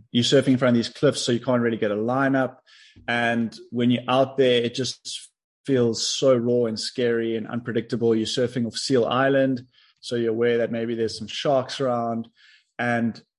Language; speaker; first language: English; native; English